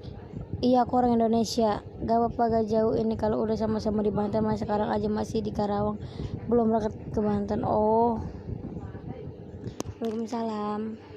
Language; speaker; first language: Indonesian; native; Indonesian